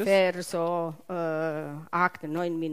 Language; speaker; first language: German; non-native, learner; Italian